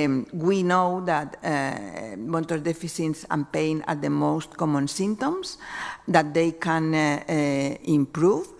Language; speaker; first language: English; non-native, fluent; Spanish